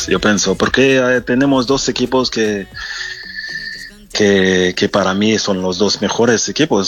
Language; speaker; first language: Spanish; non-native, fluent; French